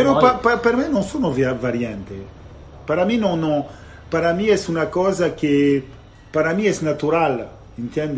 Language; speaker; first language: Spanish; non-native, learner; Italian